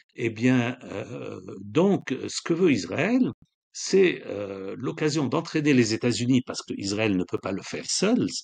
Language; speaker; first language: French; non-native, local second language; Arabic